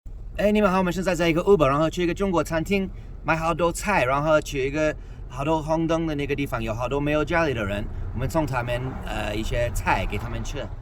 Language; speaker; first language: Chinese; early bilingual, heritage; Chinese